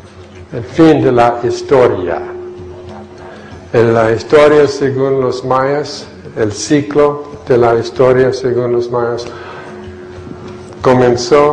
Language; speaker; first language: Spanish; non-native, fluent; English